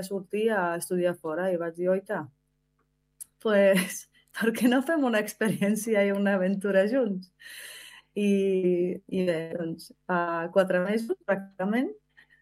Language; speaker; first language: Catalan; non-native, fluent; Slovak